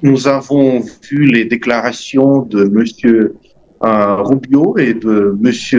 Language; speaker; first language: French; non-native, fluent; Russian